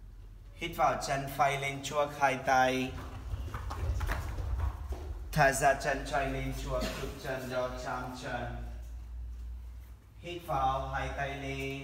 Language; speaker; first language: Vietnamese; non-native, learner; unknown